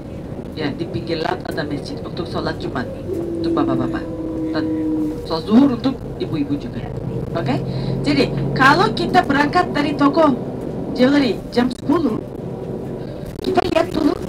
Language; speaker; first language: Indonesian; non-native, fluent; Turkish